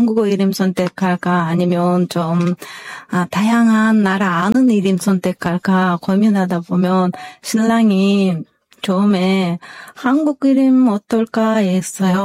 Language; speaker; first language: Korean; non-native, fluent; Kyrgyz